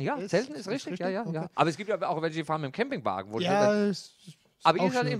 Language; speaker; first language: German; native; German